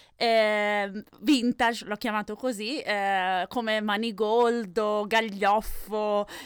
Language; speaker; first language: Italian; native; Italian